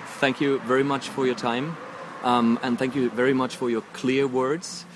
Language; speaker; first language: English; non-native, fluent; German